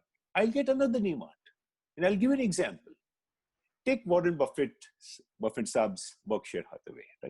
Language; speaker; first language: English; non-native, local second language; Hindi